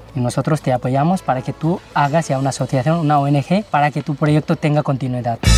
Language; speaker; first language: Spanish; early bilingual, other home language; Nepali